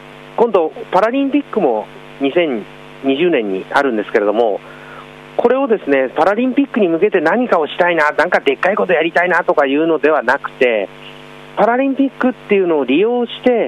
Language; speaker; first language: Japanese; native; Japanese